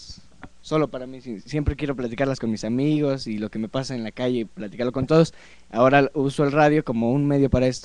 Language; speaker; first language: Spanish; native; Spanish